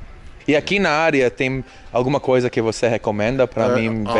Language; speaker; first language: Portuguese; non-native, learner; English